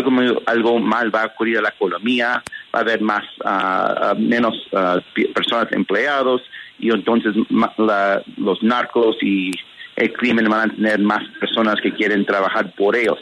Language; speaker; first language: Spanish; early bilingual, heritage; Spanish